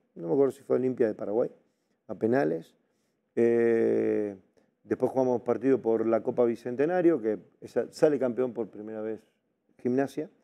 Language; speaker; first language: Spanish; native; Spanish